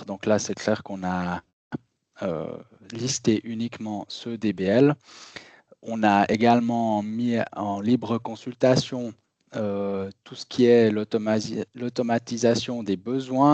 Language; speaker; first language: French; native; French